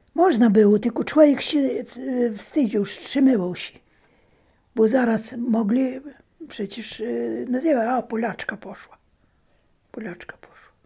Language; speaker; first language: Polish; early bilingual, heritage; Polish